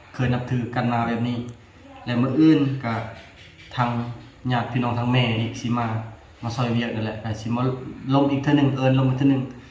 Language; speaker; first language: Lao; non-native, local second language; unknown